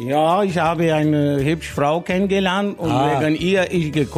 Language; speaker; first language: German; non-native, learner; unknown